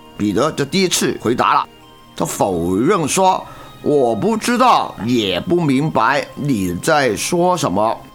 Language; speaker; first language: Chinese; non-native, local second language; Cantonese